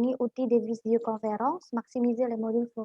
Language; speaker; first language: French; non-native, fluent; Indonesian